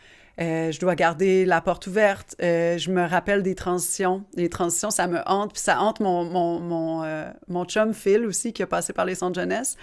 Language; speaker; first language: French; native; French